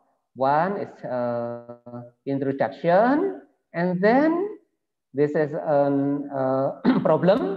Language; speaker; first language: English; non-native, learner; Indonesian